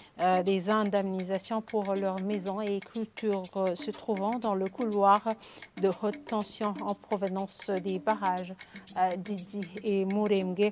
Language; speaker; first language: French; non-native, local second language; Rundi